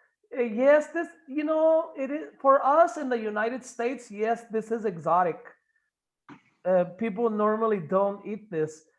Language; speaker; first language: English; non-native, fluent; Spanish